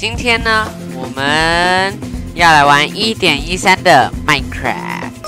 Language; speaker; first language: Chinese; native; Chinese